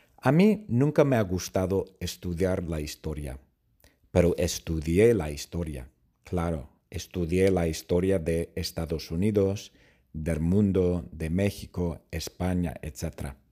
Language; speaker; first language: Spanish; non-native, fluent; English